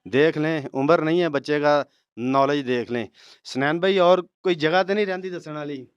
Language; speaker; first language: Urdu; non-native, local second language; Punjabi